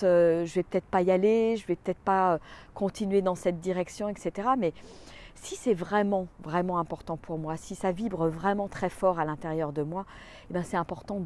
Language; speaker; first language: French; native; French